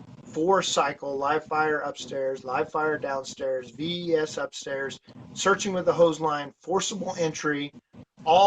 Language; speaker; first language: English; native; English